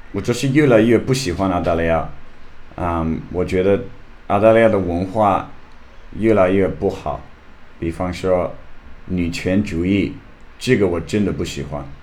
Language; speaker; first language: Chinese; non-native, learner; English